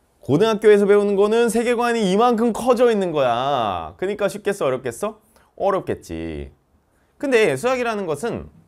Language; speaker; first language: Korean; native; Korean